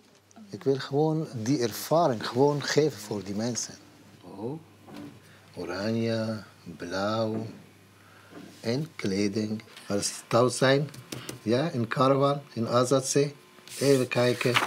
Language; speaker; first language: Dutch; non-native, learner; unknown